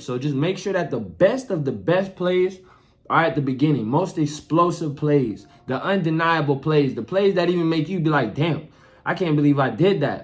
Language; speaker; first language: English; native; English